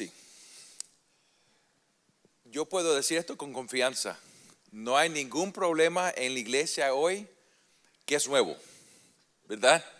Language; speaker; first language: Spanish; early bilingual, heritage; Spanish